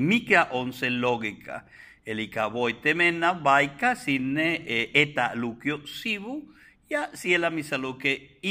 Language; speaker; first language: Finnish; non-native, fluent; Spanish